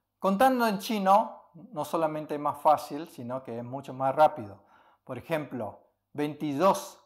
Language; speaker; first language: Spanish; early bilingual, other home language; Chinese